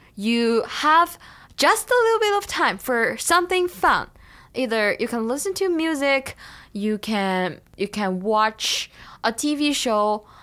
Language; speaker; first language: English; non-native, fluent; Chinese